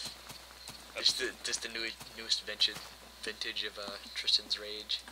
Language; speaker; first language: English; native; English